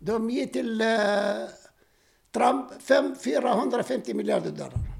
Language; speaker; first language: Swedish; non-native, fluent; Arabic